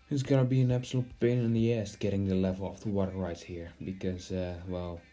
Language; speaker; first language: English; non-native, fluent; Dutch